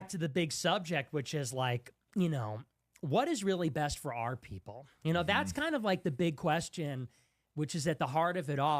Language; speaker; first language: English; native; English